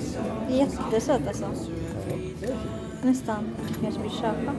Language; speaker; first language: Swedish; non-native, learner; Japanese